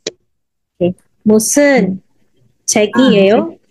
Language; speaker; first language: Korean; non-native, fluent; Filipino